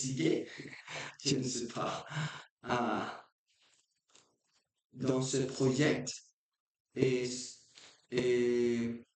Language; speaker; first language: French; non-native, learner; Portuguese